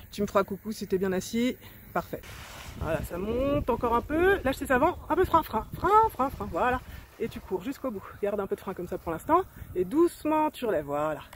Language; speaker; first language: French; native; French